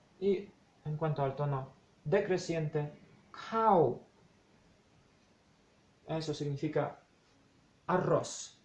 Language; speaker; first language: Spanish; non-native, fluent; Polish